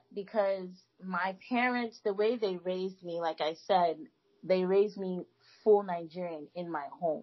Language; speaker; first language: English; native; English